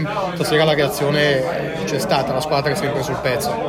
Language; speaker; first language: Italian; native; Italian